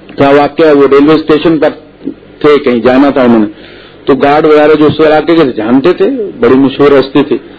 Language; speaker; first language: Urdu; non-native, local second language; Punjabi